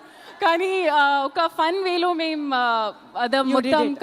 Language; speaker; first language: Telugu; non-native, learner; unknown